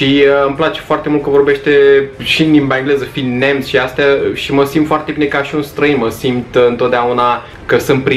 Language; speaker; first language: Romanian; native; Romanian